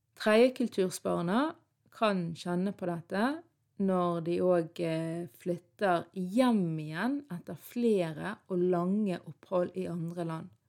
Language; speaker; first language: Norwegian; early bilingual, other home language; Arabic